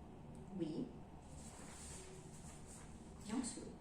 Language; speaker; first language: French; non-native, learner; Russian